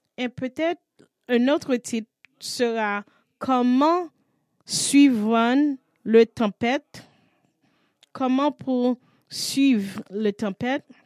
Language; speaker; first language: French; non-native, learner; English